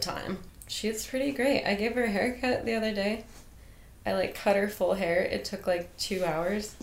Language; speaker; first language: English; native; English